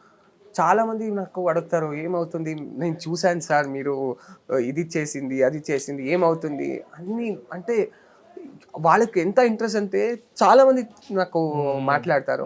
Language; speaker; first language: Telugu; non-native, learner; Kannada